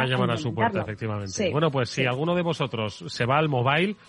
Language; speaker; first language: Spanish; native; Spanish